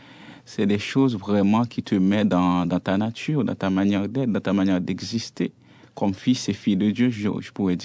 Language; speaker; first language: French; non-native, local second language; Haitian Creole